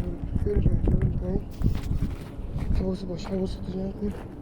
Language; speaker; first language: Persian; native; Persian